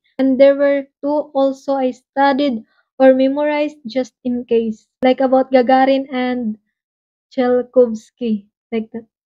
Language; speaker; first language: English; non-native, local second language; Waray